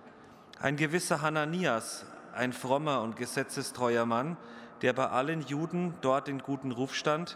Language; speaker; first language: German; native; German